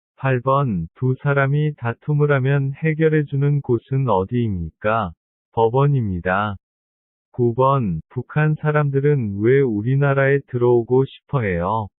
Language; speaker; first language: Korean; non-native, learner; Vietnamese